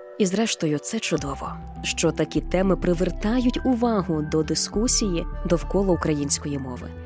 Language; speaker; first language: Ukrainian; native; Ukrainian